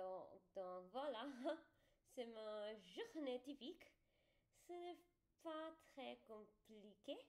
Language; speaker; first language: French; non-native, learner; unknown